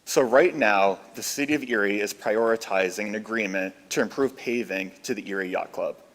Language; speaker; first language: English; native; English